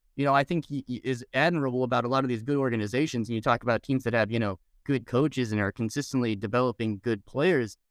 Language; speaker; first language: English; native; English